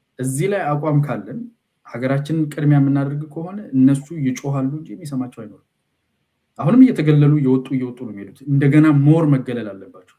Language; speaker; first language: Amharic; non-native, local second language; Oromo